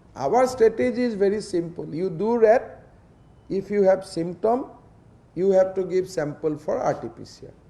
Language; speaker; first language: English; non-native, local second language; Assamese